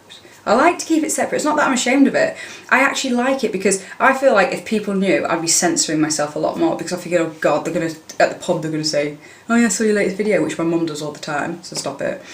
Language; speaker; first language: English; native; English